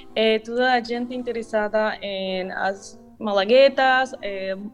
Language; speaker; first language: Portuguese; non-native, learner; Spanish